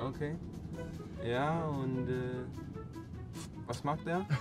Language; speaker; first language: German; non-native, learner; Danish